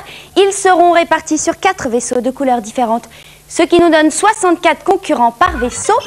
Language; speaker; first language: French; native; French